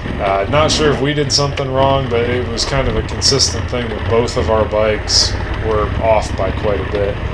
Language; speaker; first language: English; native; English